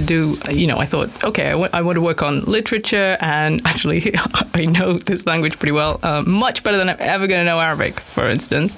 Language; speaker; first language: English; native; English